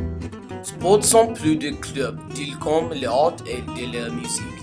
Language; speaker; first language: French; non-native, learner; English